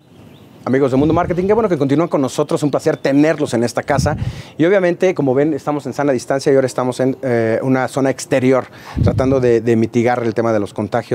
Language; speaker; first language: Spanish; native; Spanish